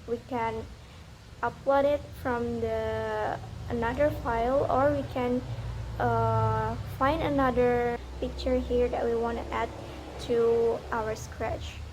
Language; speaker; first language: English; non-native, learner; Indonesian